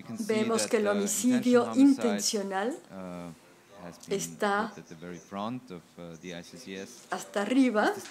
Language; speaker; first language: Spanish; non-native, learner; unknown